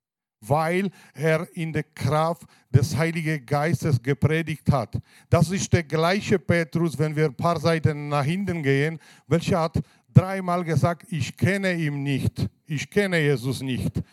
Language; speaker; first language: German; non-native, fluent; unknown